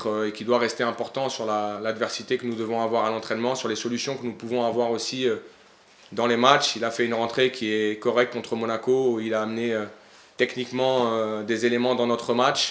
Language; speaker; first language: French; native; French